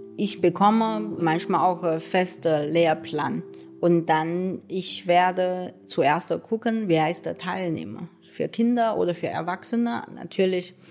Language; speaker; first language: German; non-native, fluent; Chinese